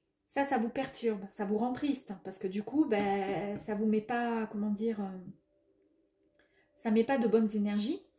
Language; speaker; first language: French; native; French